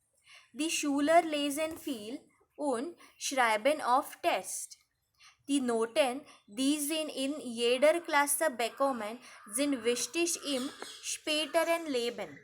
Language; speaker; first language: German; non-native, fluent; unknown